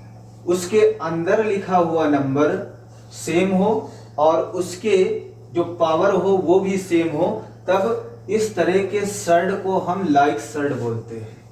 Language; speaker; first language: Hindi; native; Hindi